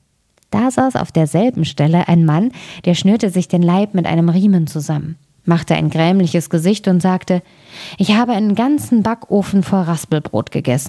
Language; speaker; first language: German; native; German